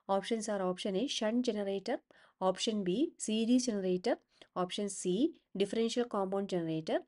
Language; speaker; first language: English; non-native, local second language; Malayalam